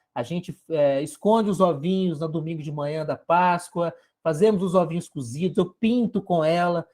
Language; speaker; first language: Portuguese; native; Portuguese